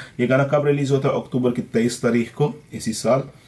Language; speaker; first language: Urdu; early bilingual, other home language; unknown